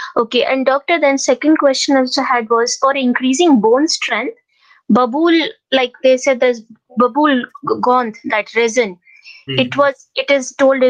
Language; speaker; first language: English; non-native, local second language; Hindi